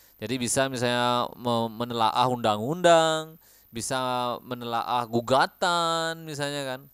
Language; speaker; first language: Indonesian; native; Indonesian